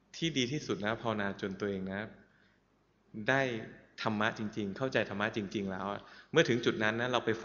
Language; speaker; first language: Thai; native; Thai